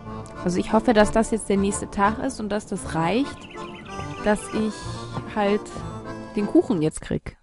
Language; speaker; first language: German; native; German